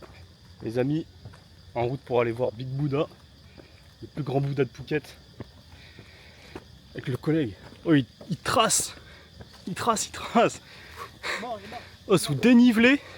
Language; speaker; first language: French; native; French